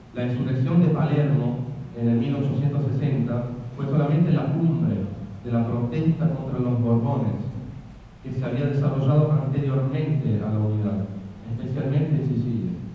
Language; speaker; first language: Spanish; non-native, fluent; Italian